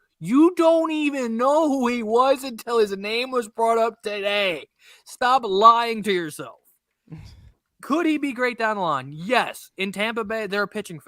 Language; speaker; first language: English; native; English